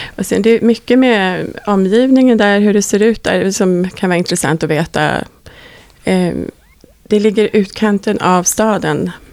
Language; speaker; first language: Swedish; native; Swedish